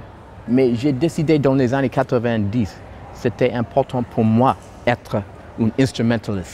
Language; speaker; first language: French; non-native, learner; English